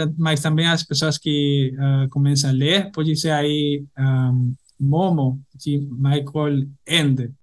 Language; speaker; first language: Portuguese; non-native, fluent; Spanish